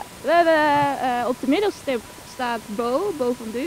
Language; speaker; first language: Dutch; native; Dutch